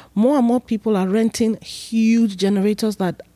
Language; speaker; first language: English; non-native, local second language; Igbo